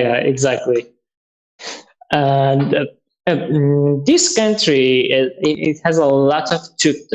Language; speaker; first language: English; non-native, learner; Persian